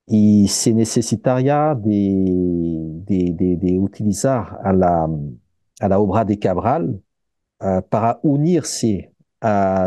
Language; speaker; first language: Spanish; non-native, fluent; French